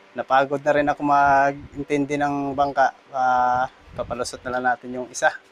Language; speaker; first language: Filipino; non-native, local second language; Cebuano